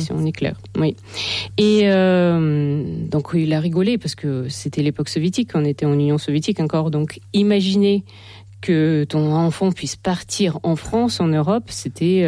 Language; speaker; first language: French; non-native, fluent; Ukrainian